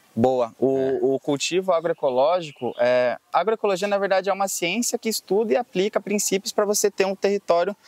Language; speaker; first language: Portuguese; native; Portuguese